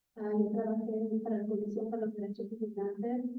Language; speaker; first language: Spanish; early bilingual, other home language; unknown